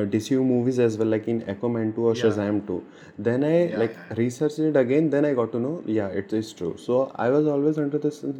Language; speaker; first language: English; non-native, local second language; Hindi